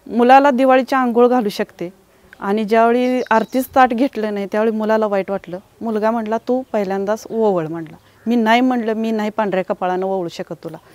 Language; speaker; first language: Marathi; native; Marathi